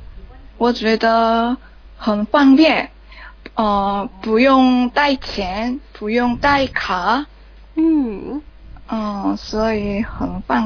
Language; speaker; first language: Chinese; non-native, learner; Korean